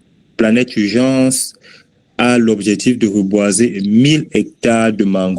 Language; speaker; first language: French; native; French